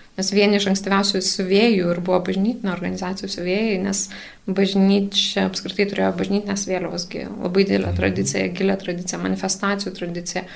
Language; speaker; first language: Lithuanian; native; Lithuanian